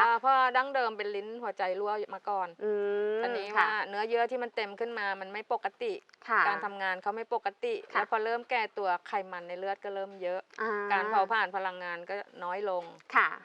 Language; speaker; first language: Thai; native; Thai